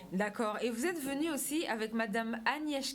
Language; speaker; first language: French; native; French